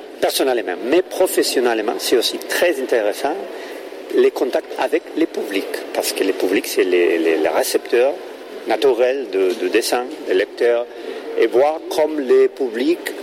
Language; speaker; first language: French; non-native, learner; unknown